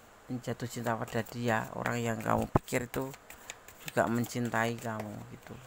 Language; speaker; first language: Indonesian; native; Indonesian